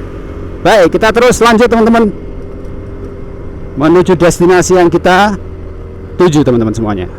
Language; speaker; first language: Indonesian; non-native, local second language; Javanese